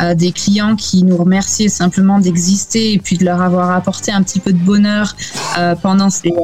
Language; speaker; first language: French; native; French